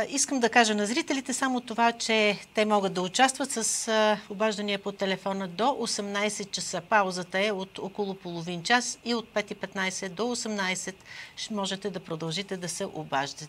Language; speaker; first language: Bulgarian; native; Bulgarian